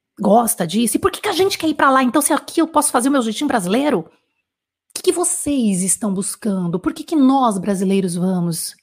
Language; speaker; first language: Portuguese; native; Portuguese